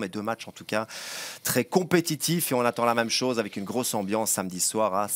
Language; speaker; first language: French; native; French